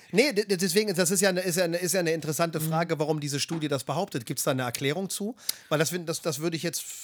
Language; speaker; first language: German; native; German